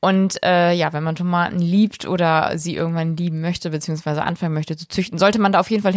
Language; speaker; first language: German; native; German